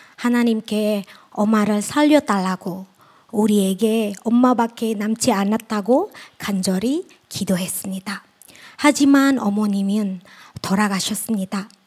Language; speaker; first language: Korean; non-native, fluent; Indonesian